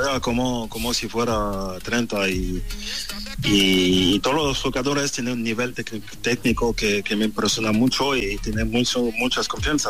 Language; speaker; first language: Spanish; non-native, fluent; French